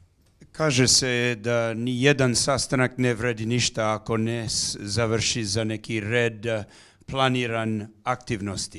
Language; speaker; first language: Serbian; non-native, fluent; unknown